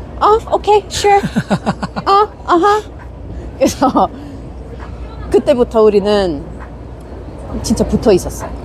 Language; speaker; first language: Korean; non-native, fluent; English